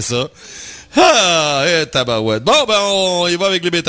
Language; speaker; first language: French; native; French